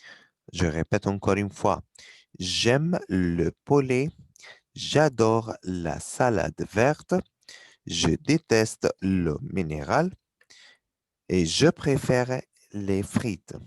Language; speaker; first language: French; non-native, fluent; Arabic